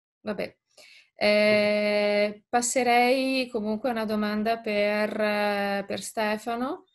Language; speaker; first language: Italian; native; Italian